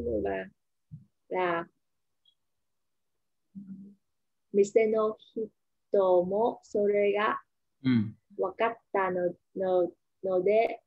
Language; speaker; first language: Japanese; non-native, fluent; Vietnamese